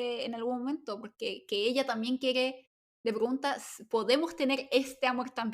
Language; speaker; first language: Spanish; native; Spanish